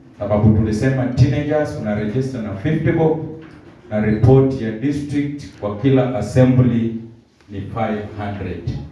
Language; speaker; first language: Swahili; native; Swahili